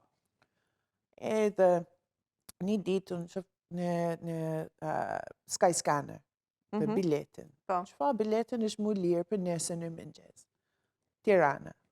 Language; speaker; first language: Albanian; non-native, learner; English